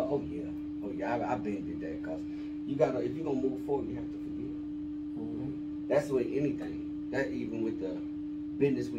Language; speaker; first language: English; native; English